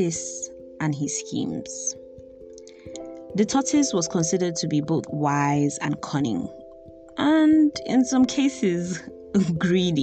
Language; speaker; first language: English; non-native, local second language; Yoruba